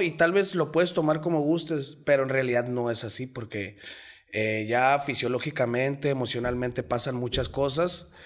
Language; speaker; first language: Spanish; native; Spanish